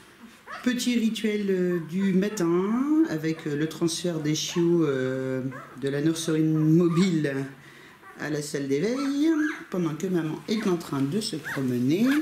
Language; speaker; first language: French; native; French